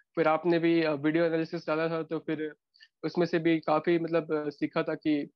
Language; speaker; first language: Hindi; non-native, local second language; Gujarati